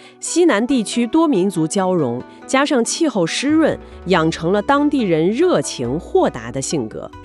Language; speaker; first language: Chinese; native; Chinese